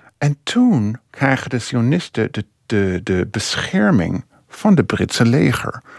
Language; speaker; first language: Dutch; non-native, fluent; English